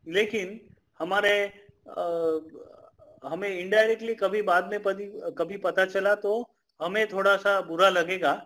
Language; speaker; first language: Hindi; non-native, fluent; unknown